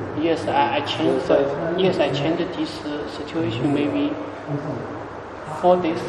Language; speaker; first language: English; non-native, learner; Chinese